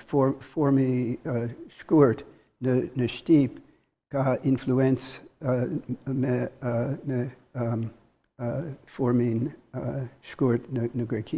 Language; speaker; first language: Albanian; non-native, learner; English